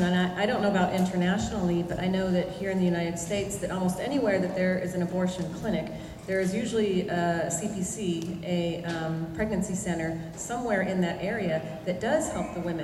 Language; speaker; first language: English; native; English